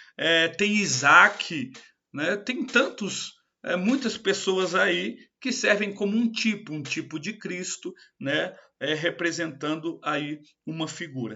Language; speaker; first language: Portuguese; native; Portuguese